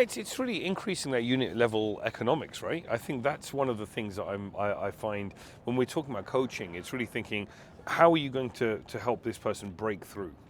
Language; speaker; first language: English; native; English